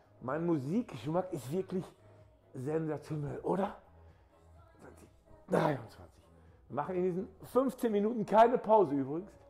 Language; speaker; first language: German; native; German